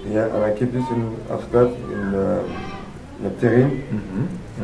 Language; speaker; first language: English; non-native, learner; French